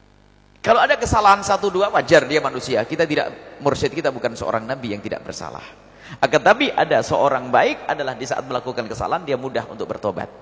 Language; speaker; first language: Indonesian; native; Indonesian